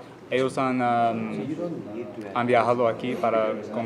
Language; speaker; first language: Spanish; non-native, learner; English